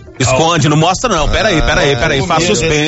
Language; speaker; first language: Portuguese; native; Portuguese